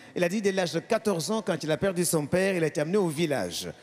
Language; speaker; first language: English; non-native, local second language; French